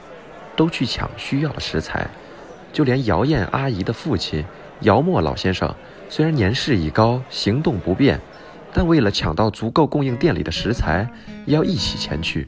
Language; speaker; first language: Chinese; native; Chinese